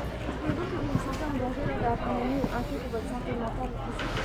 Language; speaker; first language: French; native; French